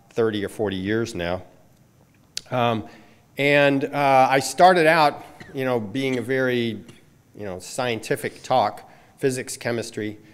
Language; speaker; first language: English; native; English